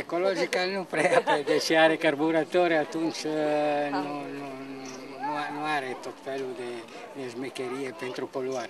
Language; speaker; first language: Romanian; non-native, fluent; Italian